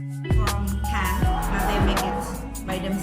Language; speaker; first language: English; non-native, learner; Indonesian